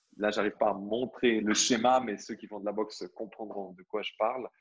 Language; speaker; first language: French; native; French